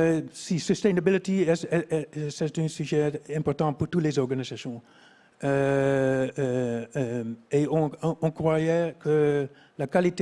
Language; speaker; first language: French; non-native, fluent; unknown